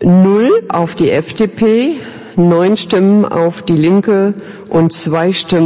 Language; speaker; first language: German; native; German